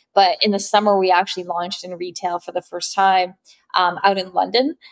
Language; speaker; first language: English; native; English